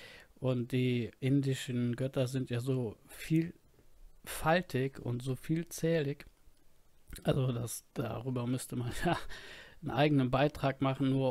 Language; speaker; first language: German; native; German